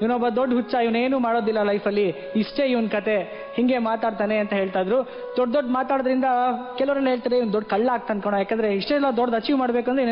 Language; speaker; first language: Kannada; native; Kannada